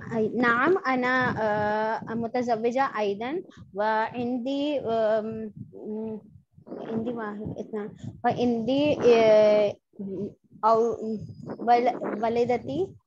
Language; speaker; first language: Arabic; non-native, learner; Urdu